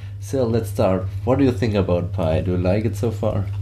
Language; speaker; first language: English; non-native, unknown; German